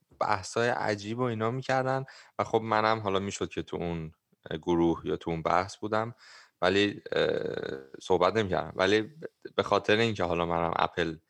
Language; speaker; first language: Persian; native; Persian